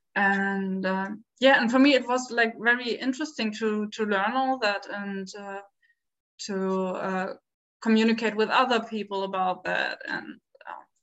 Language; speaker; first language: English; non-native, fluent; German